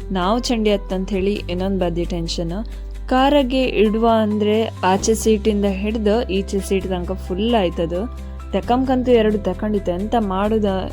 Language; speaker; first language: Kannada; non-native, local second language; Konkani